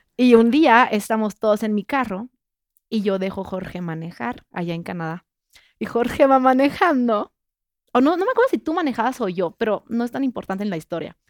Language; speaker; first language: Spanish; non-native, fluent; French